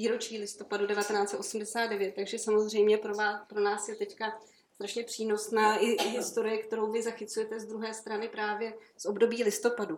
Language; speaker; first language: Czech; native; Czech